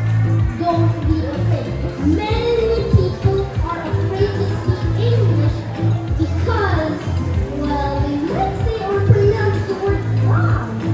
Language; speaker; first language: English; non-native, learner; Indonesian